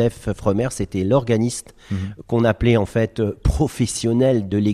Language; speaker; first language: French; native; French